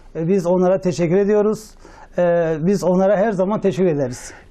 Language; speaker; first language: Turkish; native; Turkish